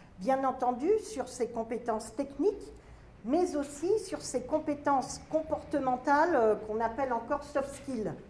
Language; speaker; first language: French; native; French